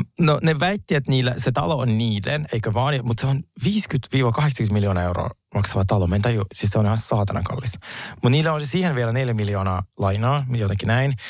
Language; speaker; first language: Finnish; early bilingual, other home language; Russian